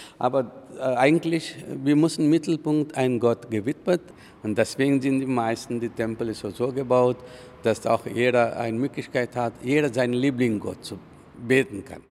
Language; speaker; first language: German; non-native, fluent; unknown